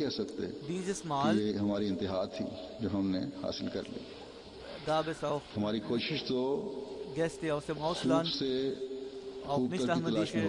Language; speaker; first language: German; non-native, fluent; Urdu